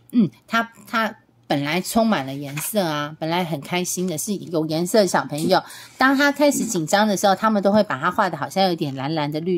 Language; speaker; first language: Chinese; native; Chinese